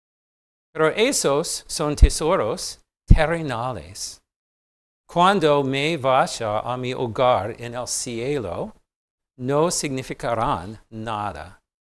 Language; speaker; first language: Spanish; non-native, fluent; English